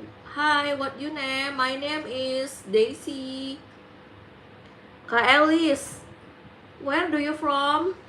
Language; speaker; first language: English; non-native, learner; Indonesian